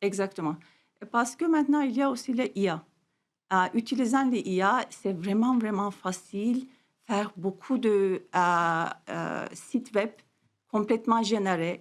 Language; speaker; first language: French; non-native, fluent; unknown